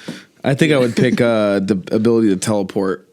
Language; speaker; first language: English; native; English